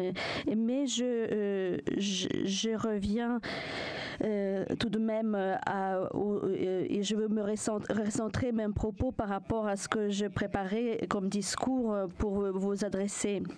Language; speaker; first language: French; non-native, fluent; Ukrainian